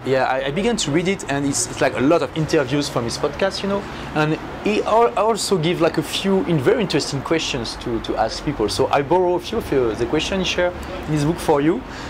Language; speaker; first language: English; non-native, fluent; French